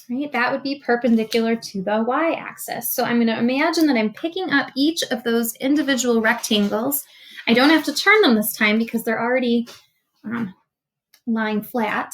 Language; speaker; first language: English; native; English